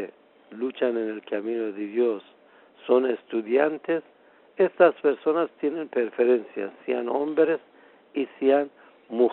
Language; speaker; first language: Spanish; non-native, fluent; Persian